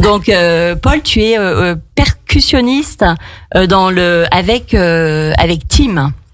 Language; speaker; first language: French; native; French